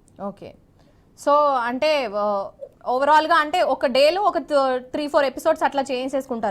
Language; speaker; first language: Telugu; native; Telugu